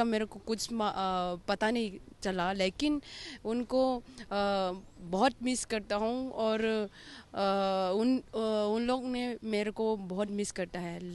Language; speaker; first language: Hindi; non-native, local second language; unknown